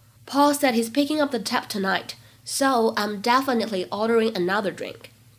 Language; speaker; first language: English; non-native, fluent; Chinese